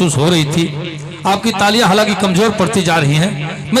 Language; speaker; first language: Hindi; native; Hindi